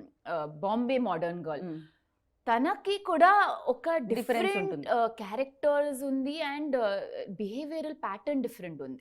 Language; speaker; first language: Telugu; non-native, learner; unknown